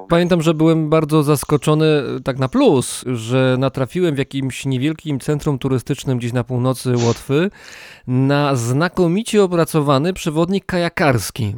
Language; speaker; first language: Polish; native; Polish